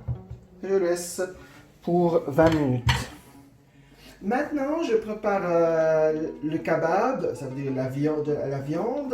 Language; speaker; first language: French; non-native, fluent; Arabic